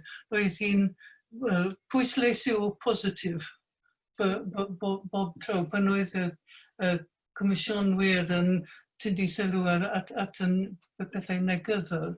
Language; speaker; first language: Welsh; non-native, fluent; English